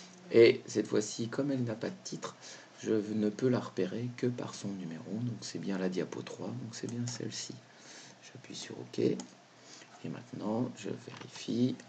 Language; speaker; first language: French; native; French